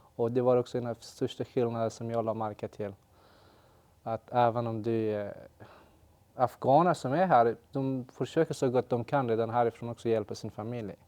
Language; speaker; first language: Swedish; non-native, fluent; Persian